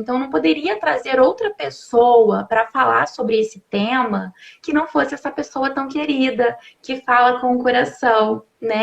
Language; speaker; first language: Portuguese; native; Portuguese